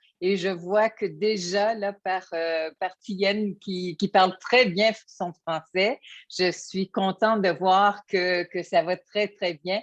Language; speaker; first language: French; native; French